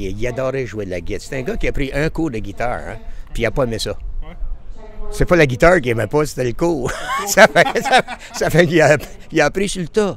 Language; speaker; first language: French; native; French